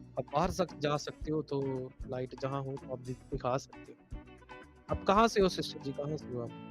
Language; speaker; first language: Hindi; non-native, local second language; Punjabi